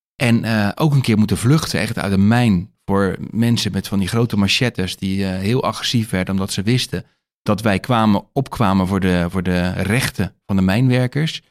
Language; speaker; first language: Dutch; native; Dutch